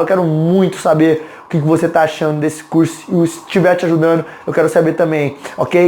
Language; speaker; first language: Portuguese; native; Portuguese